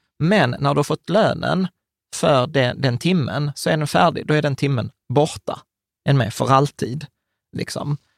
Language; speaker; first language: Swedish; early bilingual, other home language; Czech